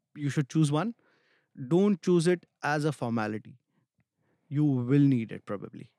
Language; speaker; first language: English; non-native, local second language; Hindi